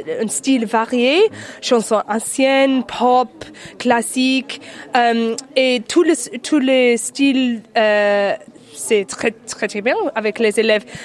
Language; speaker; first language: French; non-native, learner; English